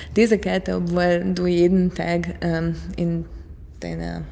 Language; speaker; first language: German; non-native, fluent; Hungarian